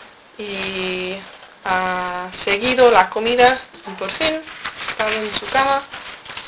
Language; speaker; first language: Spanish; non-native, learner; English